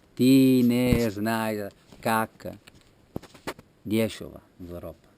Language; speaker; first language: Russian; non-native, learner; Italian